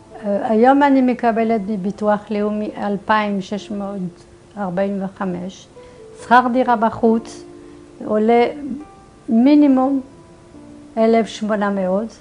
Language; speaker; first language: Hebrew; non-native, fluent; French